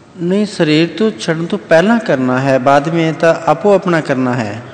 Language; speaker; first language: Punjabi; native; Punjabi